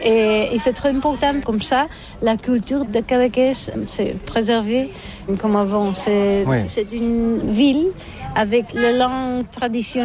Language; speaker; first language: French; non-native, learner; Catalan